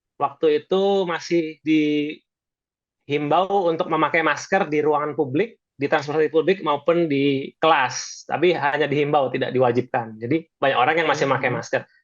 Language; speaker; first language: Indonesian; native; Indonesian